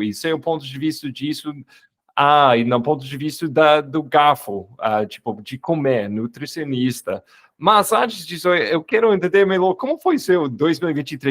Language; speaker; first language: Portuguese; non-native, fluent; English